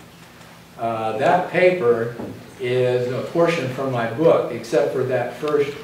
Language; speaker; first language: English; native; English